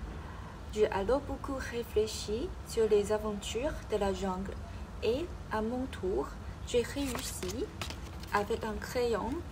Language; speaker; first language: French; non-native, learner; Chinese